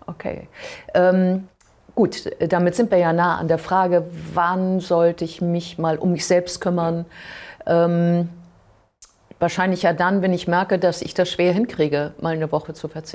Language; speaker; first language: German; native; German